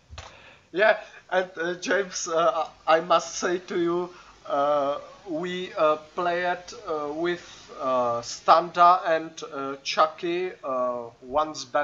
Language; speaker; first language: English; non-native, learner; Czech